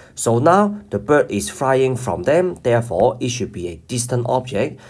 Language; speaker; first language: English; non-native, local second language; Cantonese